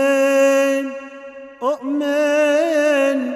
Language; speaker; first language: Arabic; native; Arabic